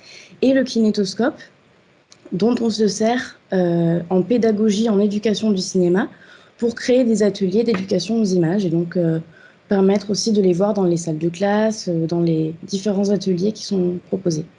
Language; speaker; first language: French; native; French